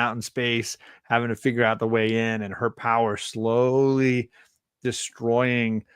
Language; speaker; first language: English; native; English